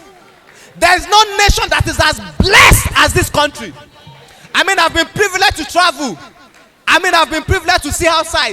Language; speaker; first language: English; non-native, local second language; Yoruba